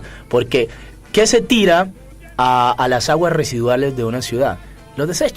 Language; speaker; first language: Spanish; native; Spanish